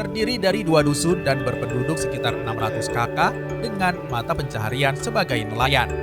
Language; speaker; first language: Indonesian; native; Indonesian